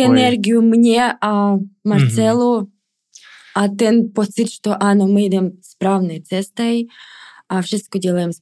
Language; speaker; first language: Czech; non-native, fluent; Russian